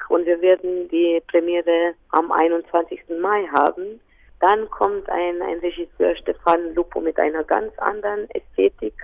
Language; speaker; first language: German; non-native, local second language; Romanian